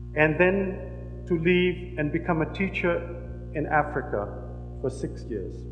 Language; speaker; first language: English; native; English